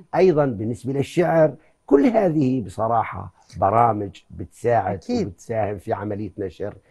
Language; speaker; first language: Arabic; native; Arabic